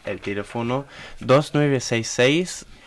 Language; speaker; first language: Spanish; non-native, learner; German